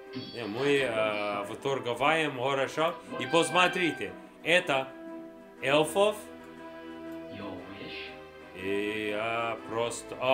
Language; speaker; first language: Russian; non-native, learner; English